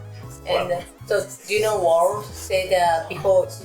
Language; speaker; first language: English; non-native, learner; Japanese